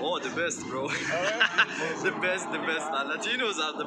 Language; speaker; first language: English; non-native, learner; Arabic